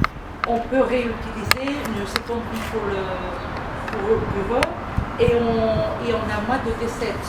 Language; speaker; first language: French; non-native, learner; Spanish